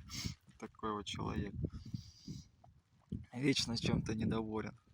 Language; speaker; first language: Russian; native; Russian